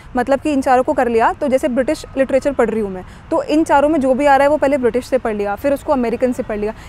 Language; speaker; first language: Hindi; native; Hindi